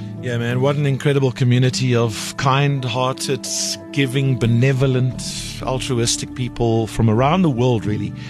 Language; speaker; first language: English; non-native, local second language; Afrikaans